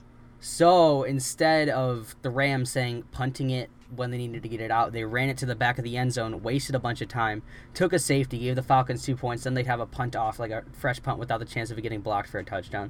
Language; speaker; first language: English; native; English